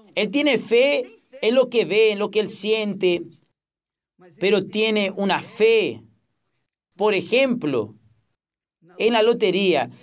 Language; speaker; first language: Spanish; non-native, fluent; Portuguese